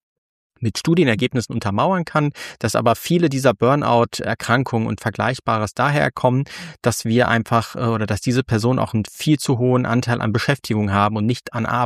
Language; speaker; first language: German; native; German